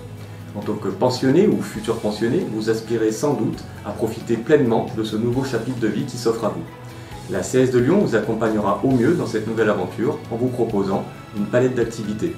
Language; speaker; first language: French; native; French